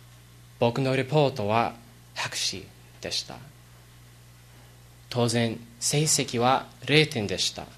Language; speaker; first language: Japanese; non-native, learner; English